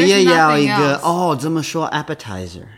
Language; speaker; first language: Chinese; non-native, learner; English